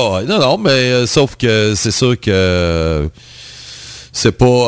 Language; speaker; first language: French; native; French